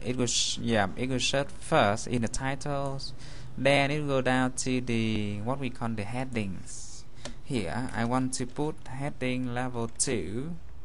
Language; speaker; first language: English; non-native, fluent; Vietnamese